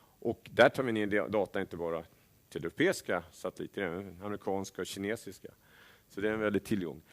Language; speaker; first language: Swedish; native; Swedish